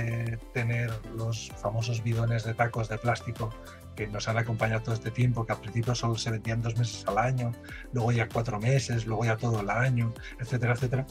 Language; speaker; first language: Spanish; native; Spanish